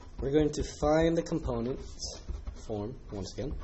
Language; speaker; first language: English; native; English